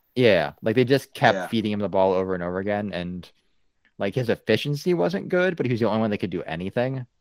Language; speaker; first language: English; native; English